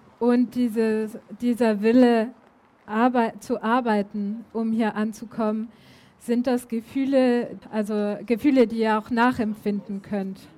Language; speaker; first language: German; native; German